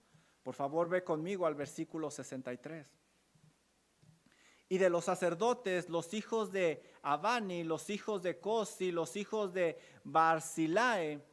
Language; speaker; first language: Spanish; native; Spanish